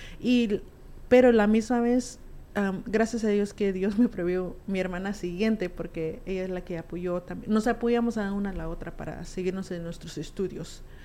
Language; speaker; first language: Spanish; early bilingual, heritage; Spanish